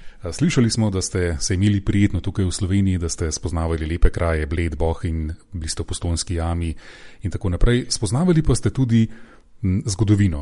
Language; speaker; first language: Slovenian; native; Slovenian